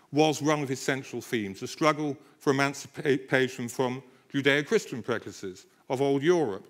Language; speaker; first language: English; native; English